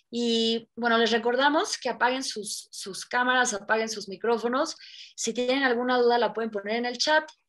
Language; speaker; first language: Spanish; native; Spanish